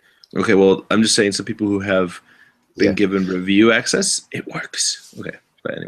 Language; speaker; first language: English; native; English